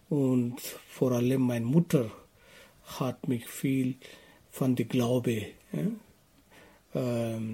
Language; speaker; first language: German; non-native, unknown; Telugu